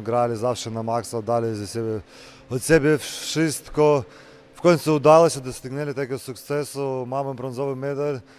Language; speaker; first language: Polish; non-native, learner; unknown